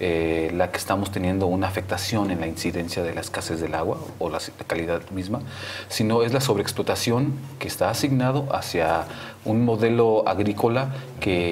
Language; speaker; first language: Spanish; native; Spanish